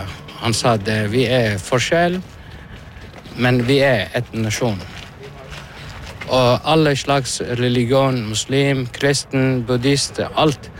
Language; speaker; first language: Norwegian; non-native, learner; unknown